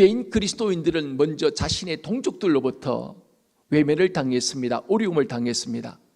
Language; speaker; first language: Korean; native; Korean